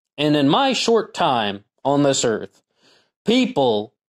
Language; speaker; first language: English; native; English